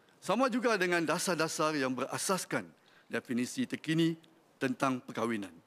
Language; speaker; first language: Malay; native; Malay